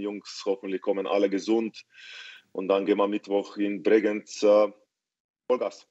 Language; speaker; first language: German; non-native, fluent; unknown